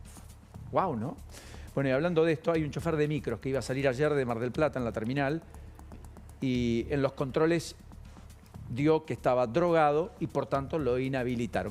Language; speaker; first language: Spanish; native; Spanish